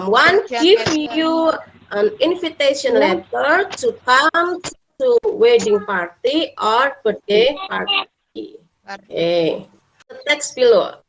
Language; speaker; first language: English; non-native, fluent; Indonesian